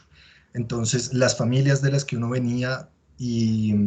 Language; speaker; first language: Spanish; native; Spanish